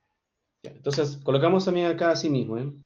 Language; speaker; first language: Spanish; native; Spanish